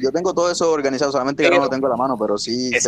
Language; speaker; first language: Spanish; native; Spanish